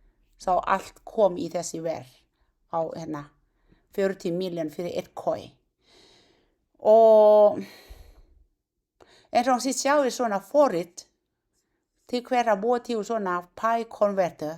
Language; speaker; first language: Icelandic; non-native, learner; Thai